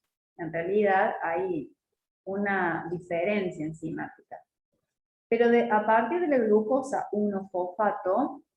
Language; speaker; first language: Spanish; native; Spanish